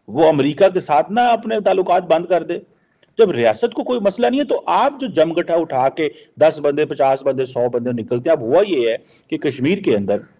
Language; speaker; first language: Urdu; non-native, local second language; Punjabi